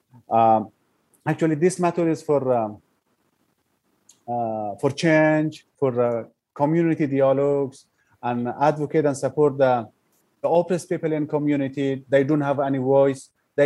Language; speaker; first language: English; non-native, learner; Persian